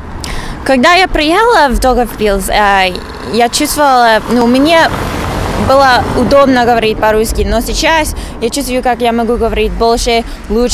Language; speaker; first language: Russian; non-native, learner; English